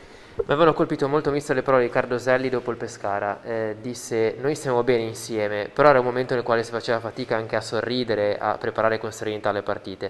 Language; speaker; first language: Italian; native; Italian